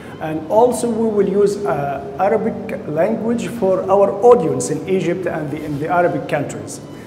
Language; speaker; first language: English; non-native, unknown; Arabic